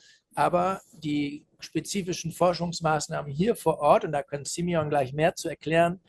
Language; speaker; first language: German; native; German